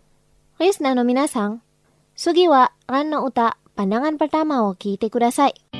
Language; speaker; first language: Japanese; non-native, fluent; Indonesian